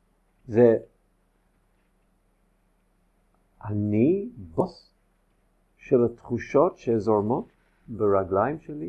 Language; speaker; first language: Hebrew; non-native, fluent; English